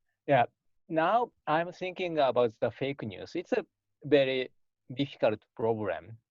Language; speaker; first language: English; non-native, fluent; Japanese